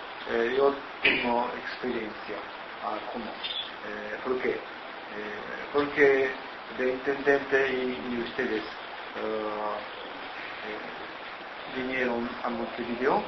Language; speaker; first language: Spanish; non-native, learner; Japanese